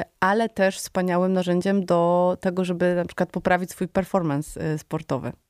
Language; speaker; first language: Polish; native; Polish